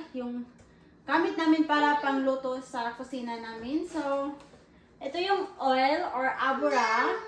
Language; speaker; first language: Filipino; native; Filipino